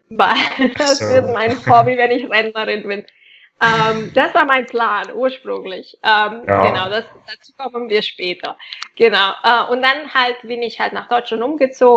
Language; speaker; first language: German; non-native, fluent; Catalan